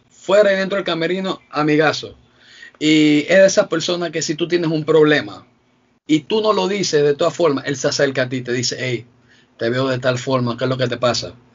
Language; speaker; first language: Spanish; native; Spanish